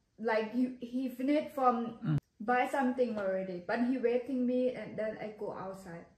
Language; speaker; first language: English; non-native, learner; Thai